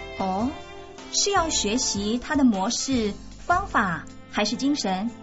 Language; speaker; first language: Chinese; native; Chinese